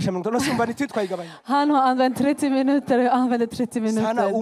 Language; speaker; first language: Swedish; early bilingual, other home language; Kinyarwanda